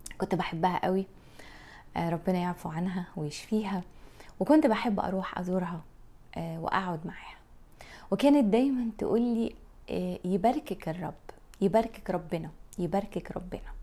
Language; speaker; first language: Arabic; native; Arabic